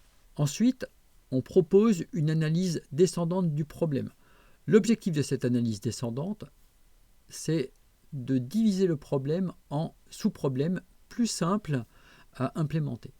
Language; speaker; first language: French; native; French